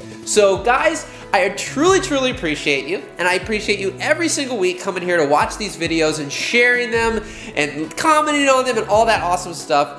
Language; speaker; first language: English; native; English